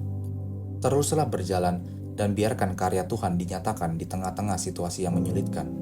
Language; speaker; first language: Indonesian; native; Indonesian